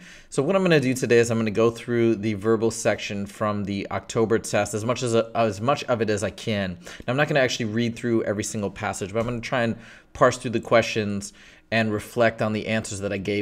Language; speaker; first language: English; native; English